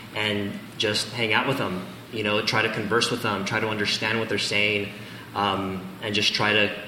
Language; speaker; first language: English; early bilingual, other home language; Spanish